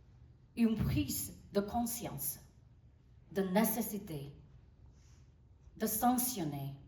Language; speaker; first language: French; non-native, learner; Burmese